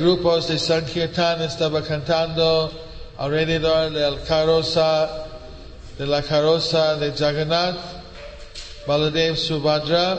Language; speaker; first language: Spanish; non-native, learner; English